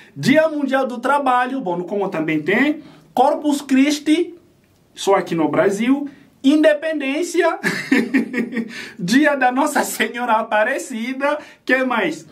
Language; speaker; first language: Portuguese; non-native, fluent; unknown